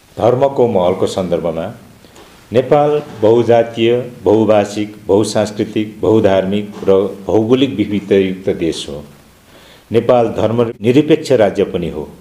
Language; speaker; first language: Nepali; non-native, local second language; Limbu